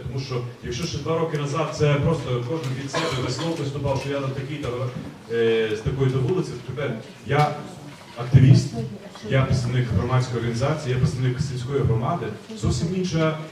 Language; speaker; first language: Ukrainian; native; Ukrainian